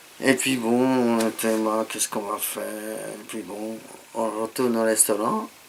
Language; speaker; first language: French; non-native, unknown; Japanese